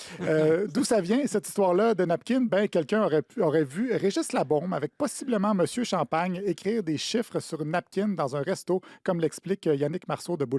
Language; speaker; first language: French; native; French